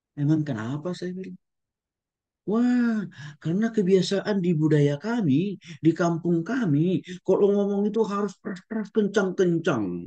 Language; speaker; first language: Indonesian; non-native, local second language; Batak Toba